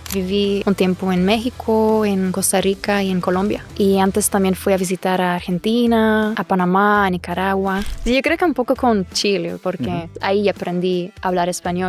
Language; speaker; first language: Spanish; non-native, fluent; German